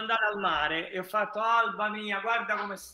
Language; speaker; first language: Italian; native; Italian